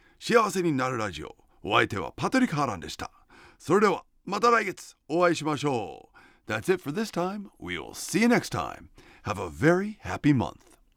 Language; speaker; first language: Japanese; non-native, fluent; English